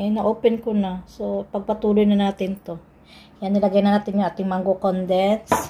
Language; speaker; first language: Filipino; non-native, local second language; Cebuano